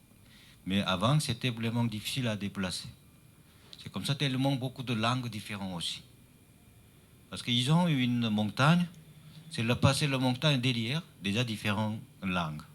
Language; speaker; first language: French; non-native, learner; Chinese